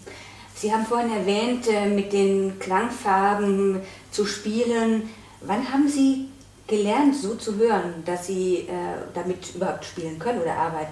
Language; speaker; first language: German; native; German